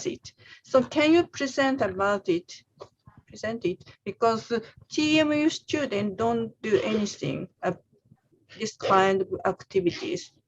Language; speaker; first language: English; non-native, learner; Japanese